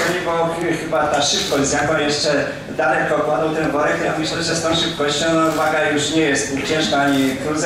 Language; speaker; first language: Polish; native; Polish